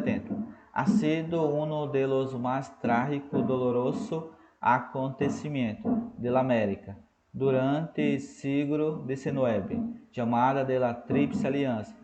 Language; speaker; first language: Spanish; non-native, fluent; Portuguese